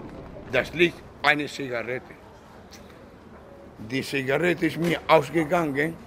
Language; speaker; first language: German; non-native, learner; Spanish